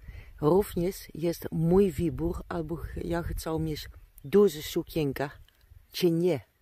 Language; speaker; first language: Polish; non-native, learner; Dutch